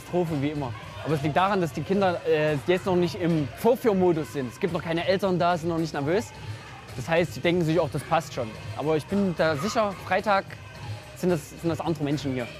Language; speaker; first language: German; native; German